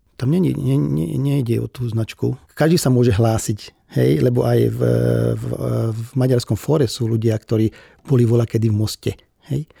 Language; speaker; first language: Slovak; non-native, local second language; Hungarian